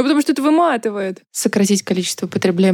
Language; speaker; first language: Russian; native; Russian